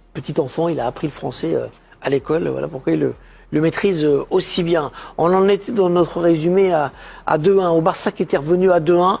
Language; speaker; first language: French; native; French